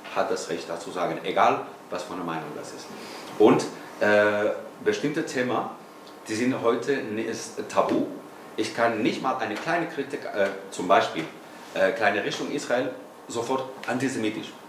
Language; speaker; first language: German; non-native, fluent; Spanish